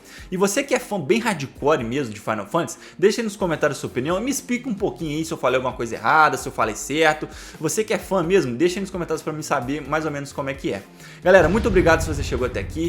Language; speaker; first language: Portuguese; native; Portuguese